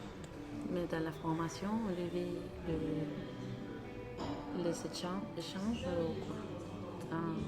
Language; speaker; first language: French; non-native, learner; Spanish